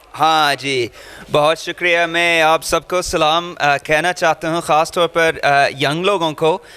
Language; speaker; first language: Urdu; non-native, fluent; English